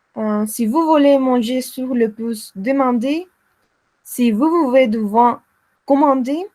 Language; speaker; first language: French; non-native, learner; Spanish